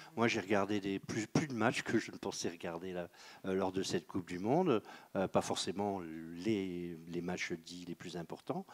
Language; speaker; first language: French; native; French